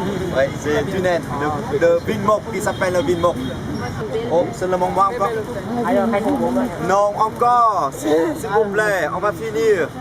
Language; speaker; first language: French; non-native, fluent; Vietnamese